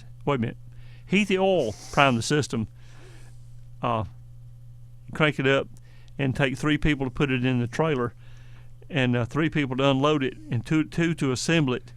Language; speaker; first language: English; native; English